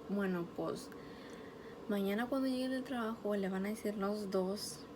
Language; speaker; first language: Spanish; early bilingual, heritage; Spanish